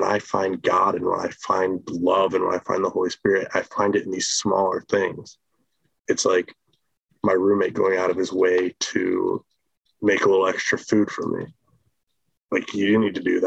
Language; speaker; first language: English; native; English